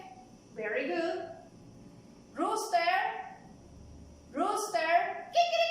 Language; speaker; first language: English; non-native, fluent; Spanish